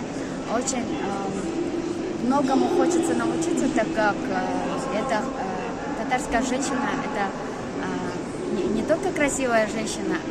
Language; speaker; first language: Russian; non-native, local second language; Kyrgyz